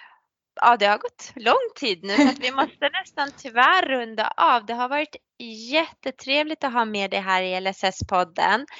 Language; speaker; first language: Swedish; native; Swedish